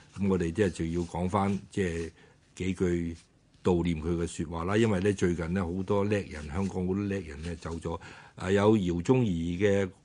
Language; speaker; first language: Cantonese; native; Cantonese